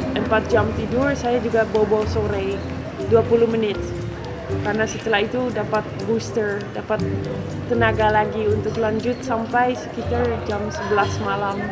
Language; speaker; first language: Indonesian; non-native, fluent; Dutch